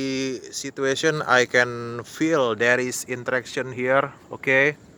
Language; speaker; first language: English; non-native, learner; Indonesian